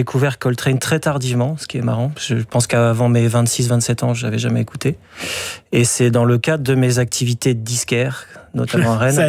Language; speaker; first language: French; native; French